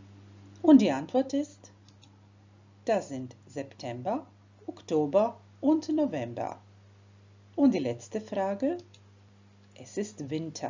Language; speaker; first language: German; non-native, fluent; Croatian